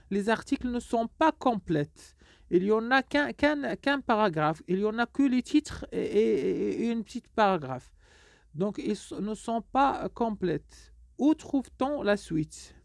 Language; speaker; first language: French; non-native, local second language; Arabic